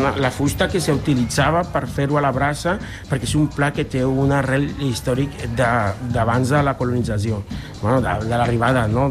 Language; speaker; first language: Catalan; non-native, fluent; Spanish